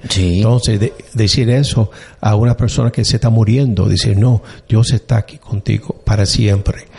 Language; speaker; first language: Spanish; non-native, fluent; English